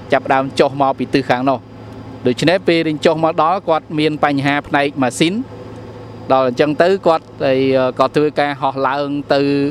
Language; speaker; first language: Khmer; native; Khmer